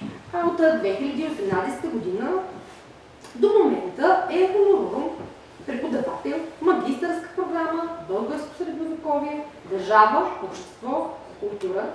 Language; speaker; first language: Bulgarian; native; Bulgarian